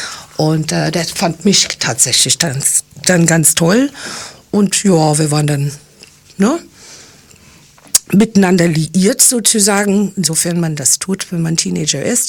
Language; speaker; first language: German; early bilingual, other home language; English